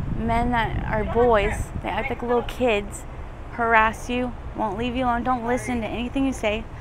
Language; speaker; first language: English; native; English